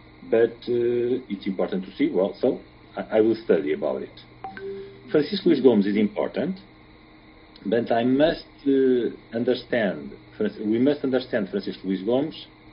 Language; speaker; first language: English; non-native, fluent; Portuguese